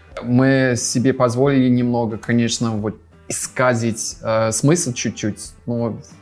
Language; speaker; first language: Russian; native; Russian